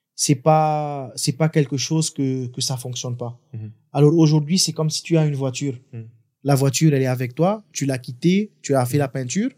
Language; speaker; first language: French; non-native, local second language; Arabic